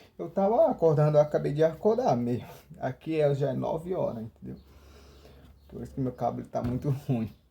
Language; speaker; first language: Portuguese; non-native, local second language; Ticuna